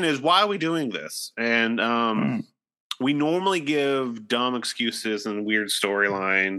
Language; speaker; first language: English; native; English